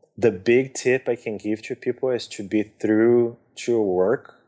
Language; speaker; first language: English; non-native, fluent; Portuguese